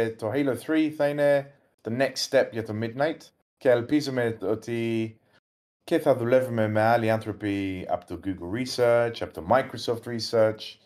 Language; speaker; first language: Greek; early bilingual, heritage; English